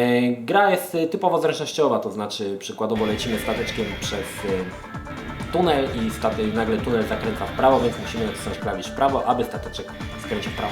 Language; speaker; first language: Polish; native; Polish